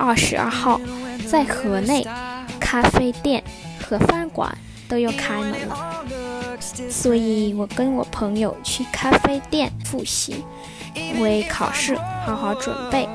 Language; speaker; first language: Chinese; non-native, fluent; Vietnamese